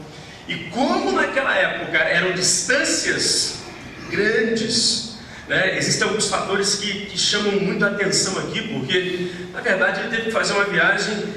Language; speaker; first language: Portuguese; native; Portuguese